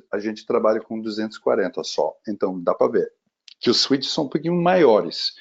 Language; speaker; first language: Portuguese; non-native, fluent; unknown